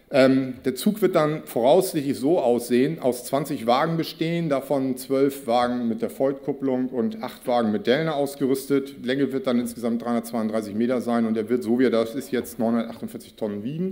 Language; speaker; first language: German; native; German